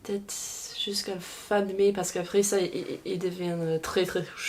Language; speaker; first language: French; non-native, fluent; English